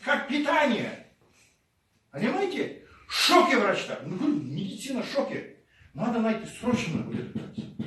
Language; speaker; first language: Russian; non-native, local second language; Kazakh